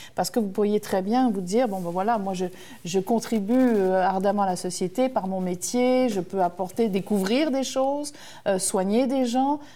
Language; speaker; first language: French; native; French